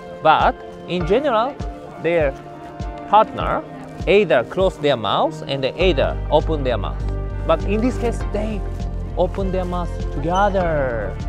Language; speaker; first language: English; non-native, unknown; Japanese